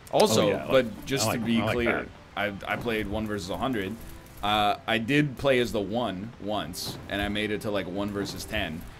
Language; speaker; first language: English; native; English